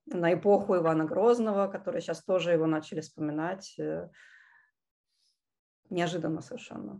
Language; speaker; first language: Russian; native; Russian